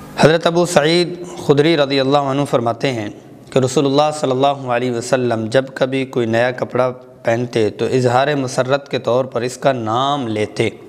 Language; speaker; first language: Urdu; non-native, local second language; Punjabi